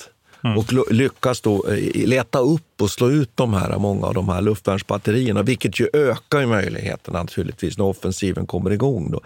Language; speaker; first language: Swedish; native; Swedish